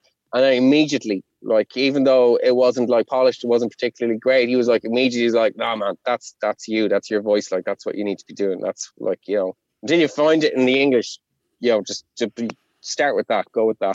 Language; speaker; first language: English; non-native, local second language; Irish